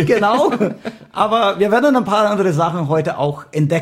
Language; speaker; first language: German; non-native, fluent; Portuguese